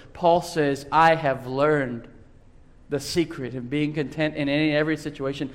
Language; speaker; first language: English; native; English